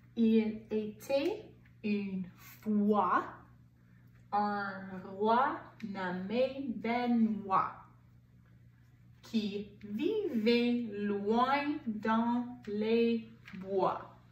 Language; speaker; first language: French; non-native, local second language; English